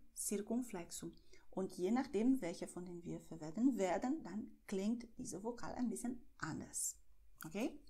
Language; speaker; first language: German; non-native, fluent; Portuguese